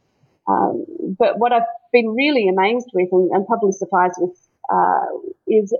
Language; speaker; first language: English; native; English